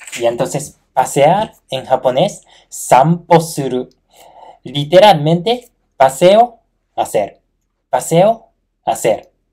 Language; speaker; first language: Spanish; non-native, fluent; Japanese